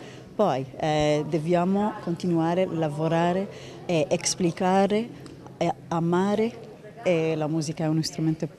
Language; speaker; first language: Italian; non-native, learner; Hebrew